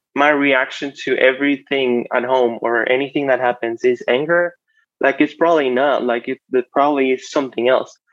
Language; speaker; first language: English; non-native, fluent; Spanish